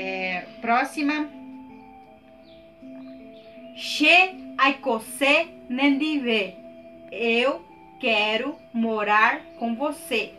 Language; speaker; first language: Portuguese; non-native, local second language; Guarani